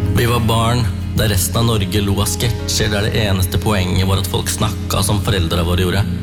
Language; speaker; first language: Norwegian; early bilingual, other home language; Tamil